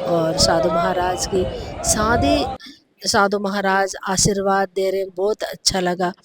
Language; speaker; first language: Hindi; non-native, local second language; Telugu